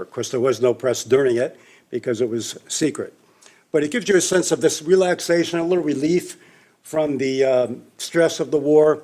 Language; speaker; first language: English; native; English